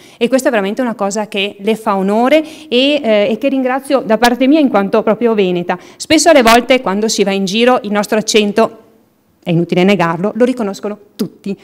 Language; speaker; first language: Italian; native; Italian